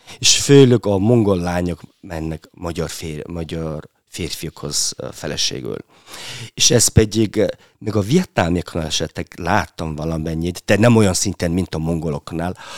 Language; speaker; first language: Hungarian; non-native, fluent; Mongolian